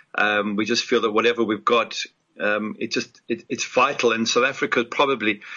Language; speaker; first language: English; native; English